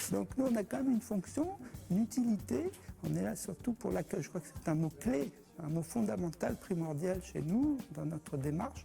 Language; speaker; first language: French; native; French